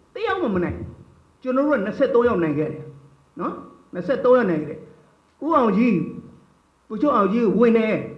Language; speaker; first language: Burmese; non-native, local second language; Shan